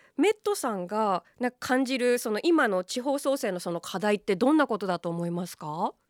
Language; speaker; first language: Japanese; native; Japanese